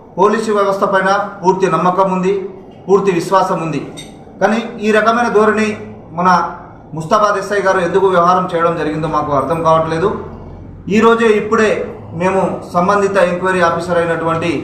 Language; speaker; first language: Telugu; non-native, local second language; Lambadi